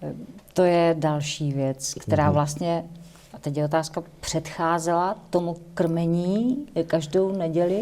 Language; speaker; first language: Czech; native; Czech